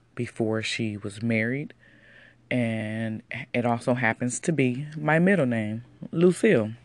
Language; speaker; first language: English; native; English